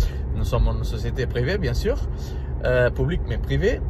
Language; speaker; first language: French; non-native, learner; Portuguese